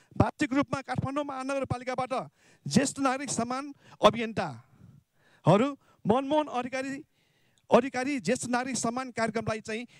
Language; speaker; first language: Nepali; non-native, local second language; Newari